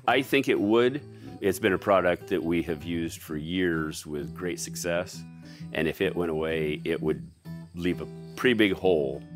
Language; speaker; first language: English; native; English